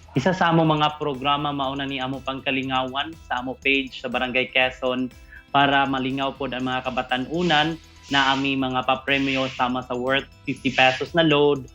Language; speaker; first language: Cebuano; native; Cebuano